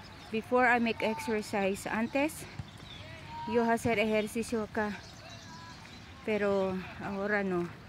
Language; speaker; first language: Spanish; non-native, learner; Filipino